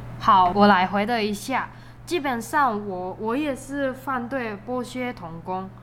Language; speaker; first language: Chinese; non-native, fluent; Japanese